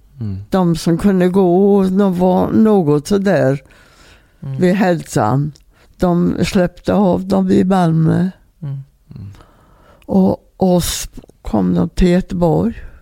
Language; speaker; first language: Swedish; non-native, fluent; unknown